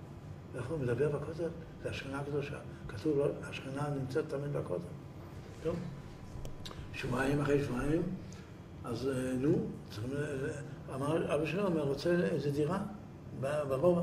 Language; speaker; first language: Hebrew; early bilingual, other home language; Yiddish